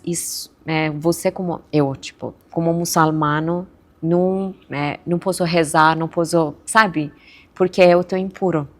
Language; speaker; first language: Portuguese; non-native, fluent; Persian